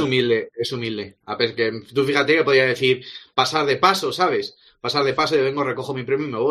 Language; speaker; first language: Spanish; native; Spanish